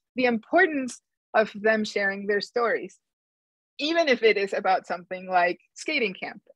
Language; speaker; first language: English; non-native, fluent; Spanish